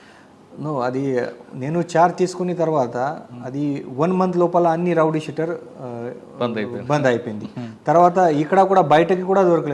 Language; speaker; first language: Telugu; non-native, learner; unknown